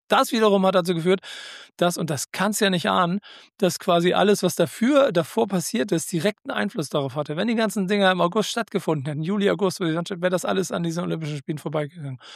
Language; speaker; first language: German; native; German